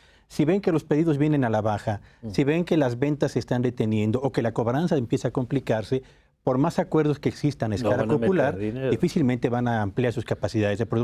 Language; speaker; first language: Spanish; native; Spanish